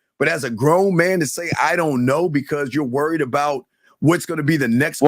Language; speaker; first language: English; native; English